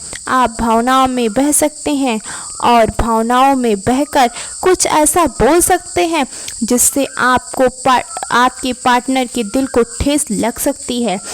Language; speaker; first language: Hindi; native; Hindi